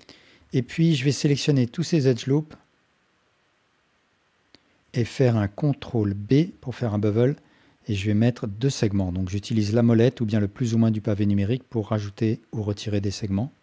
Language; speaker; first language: French; native; French